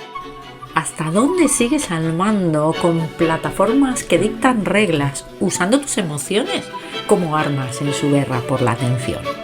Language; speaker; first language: Spanish; native; Spanish